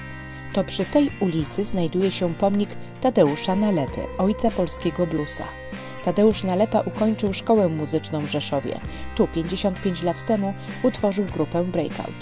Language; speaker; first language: Polish; native; Polish